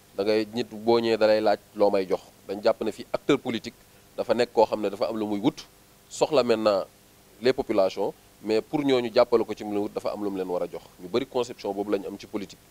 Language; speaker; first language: Wolof; native; Wolof